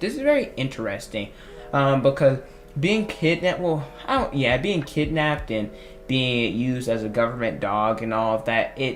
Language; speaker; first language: English; native; English